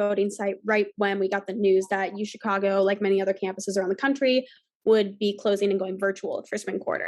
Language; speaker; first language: English; native; English